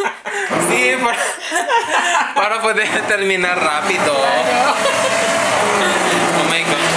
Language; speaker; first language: Spanish; non-native, learner; Filipino